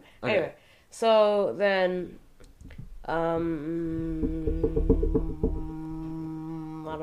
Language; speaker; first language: English; native; English